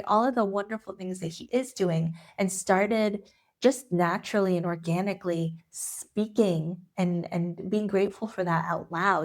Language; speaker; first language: English; native; English